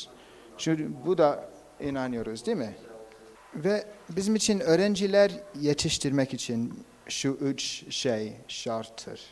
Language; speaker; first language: Turkish; non-native, fluent; English